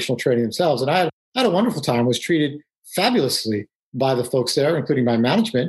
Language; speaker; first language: English; native; English